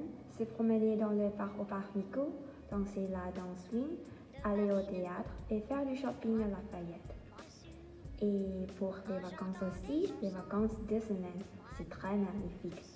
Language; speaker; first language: French; non-native, learner; Thai